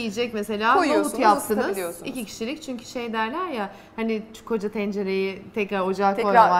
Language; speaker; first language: Turkish; native; Turkish